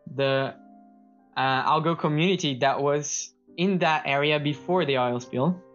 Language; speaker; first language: English; non-native, fluent; Portuguese